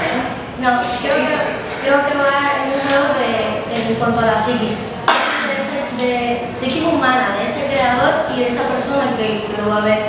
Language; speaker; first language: Spanish; native; Spanish